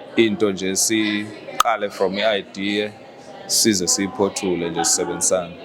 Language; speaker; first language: Zulu; native; Zulu